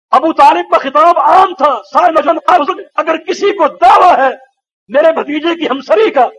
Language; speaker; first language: Urdu; native; Urdu